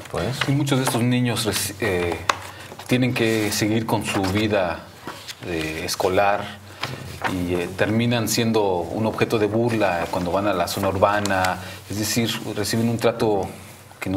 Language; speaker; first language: Spanish; native; Spanish